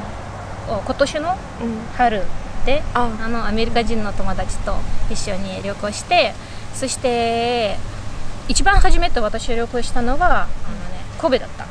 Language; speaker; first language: Japanese; non-native, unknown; Bashkir